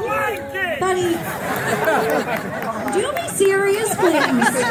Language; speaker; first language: English; native; English